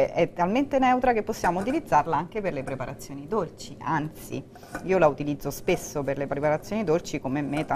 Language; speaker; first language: Italian; native; Italian